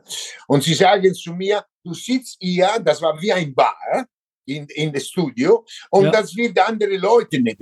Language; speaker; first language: German; non-native, learner; Italian